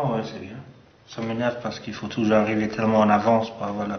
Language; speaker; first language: French; non-native, fluent; English